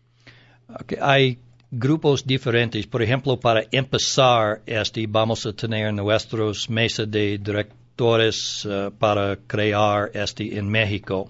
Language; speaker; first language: Spanish; non-native, learner; English